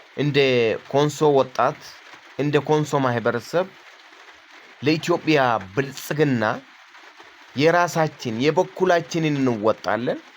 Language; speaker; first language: Amharic; non-native, local second language; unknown